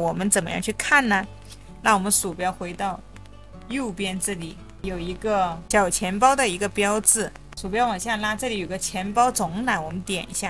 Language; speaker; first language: Chinese; native; Chinese